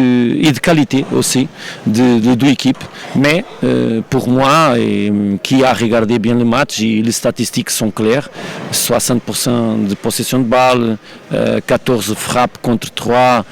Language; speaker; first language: French; non-native, learner; Portuguese